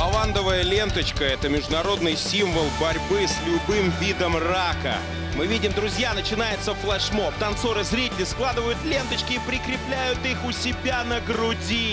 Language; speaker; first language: Russian; native; Russian